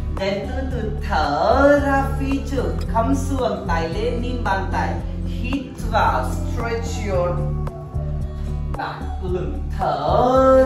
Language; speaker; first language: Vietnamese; non-native, learner; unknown